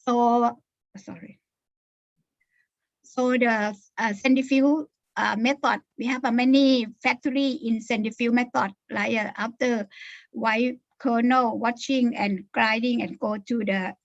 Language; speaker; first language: English; non-native, learner; Thai